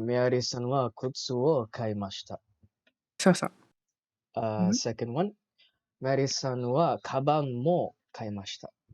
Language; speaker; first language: Japanese; non-native, learner; Malay